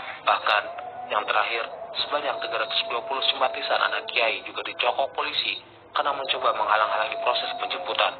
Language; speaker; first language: Indonesian; native; Indonesian